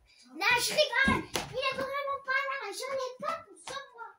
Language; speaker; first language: French; native; French